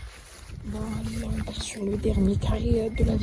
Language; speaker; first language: French; native; French